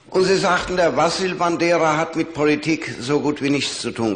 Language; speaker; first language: German; native; German